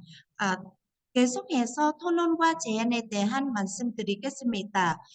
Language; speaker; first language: Korean; non-native, fluent; Vietnamese